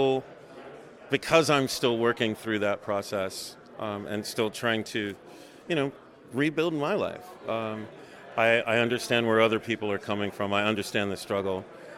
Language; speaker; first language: English; native; English